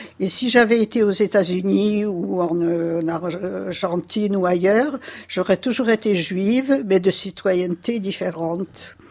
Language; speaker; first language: French; early bilingual, other home language; Yiddish